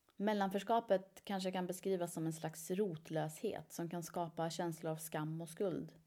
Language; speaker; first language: Swedish; early bilingual, other home language; Persian